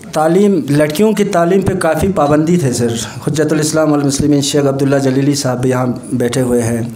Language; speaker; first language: Hindi; non-native, local second language; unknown